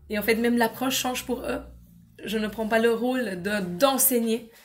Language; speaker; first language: French; non-native, fluent; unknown